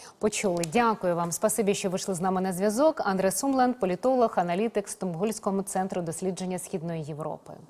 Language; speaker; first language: Ukrainian; native; Ukrainian